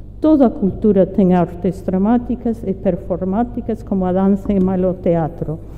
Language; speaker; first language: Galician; non-native, fluent; English